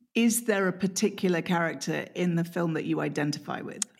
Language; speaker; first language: English; native; English